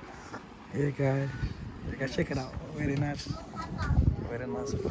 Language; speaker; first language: English; non-native, learner; Vietnamese